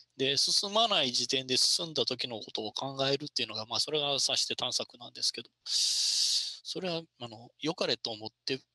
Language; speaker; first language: Japanese; native; Japanese